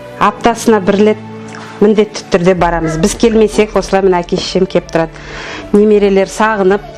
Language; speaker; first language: Kazakh; non-native, local second language; Russian